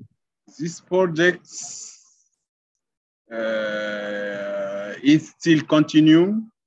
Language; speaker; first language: English; non-native, learner; French